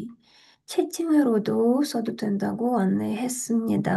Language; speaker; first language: Korean; non-native, fluent; Russian